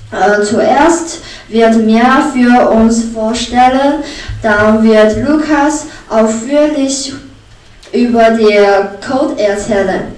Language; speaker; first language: German; non-native, learner; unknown